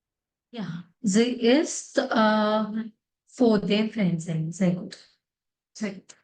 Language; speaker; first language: German; non-native, fluent; Malayalam